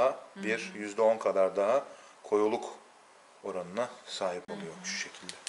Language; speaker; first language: Turkish; native; Turkish